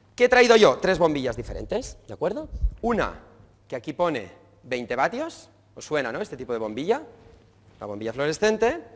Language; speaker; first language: Spanish; native; Spanish